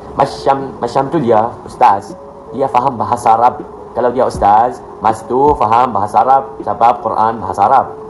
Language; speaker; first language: Malay; non-native, learner; Arabic